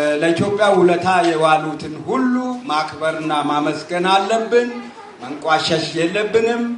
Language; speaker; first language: Amharic; non-native, local second language; Wolaytta